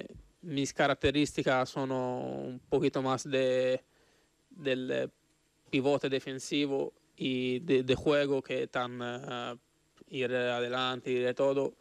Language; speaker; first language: Spanish; non-native, fluent; Italian